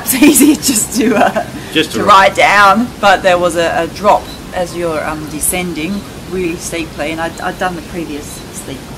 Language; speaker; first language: English; native; English